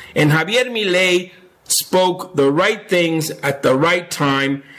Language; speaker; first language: English; non-native, fluent; Spanish